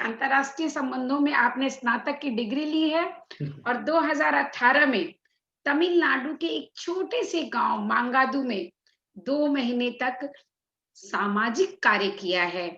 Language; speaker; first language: Hindi; native; Hindi